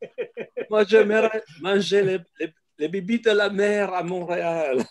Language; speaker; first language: French; non-native, fluent; Italian